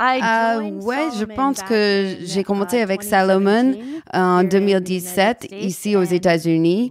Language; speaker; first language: French; non-native, learner; English